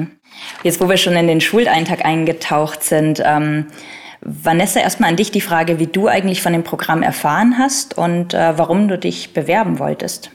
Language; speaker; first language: German; native; German